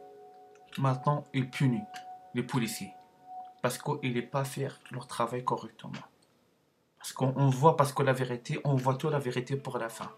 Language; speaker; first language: French; non-native, learner; Arabic